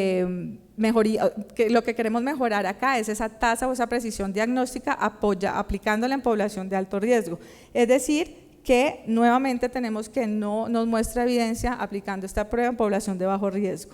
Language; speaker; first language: Spanish; native; Spanish